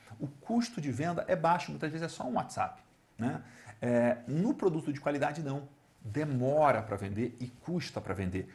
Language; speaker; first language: Portuguese; native; Portuguese